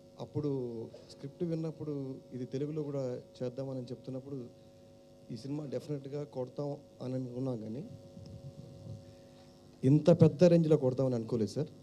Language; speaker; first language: Telugu; native; Telugu